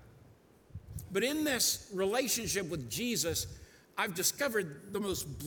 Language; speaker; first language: English; native; English